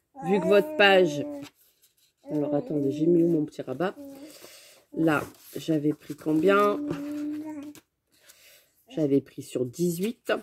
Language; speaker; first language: French; native; French